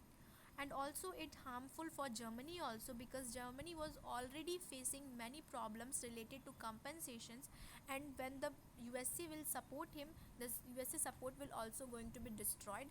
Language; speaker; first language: English; non-native, local second language; Hindi